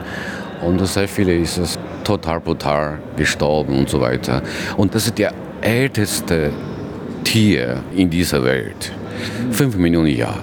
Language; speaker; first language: German; non-native, learner; Chinese